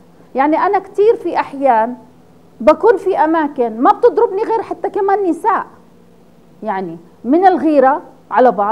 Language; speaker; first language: Arabic; native; Arabic